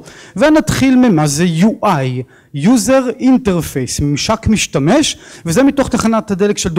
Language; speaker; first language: Hebrew; native; Hebrew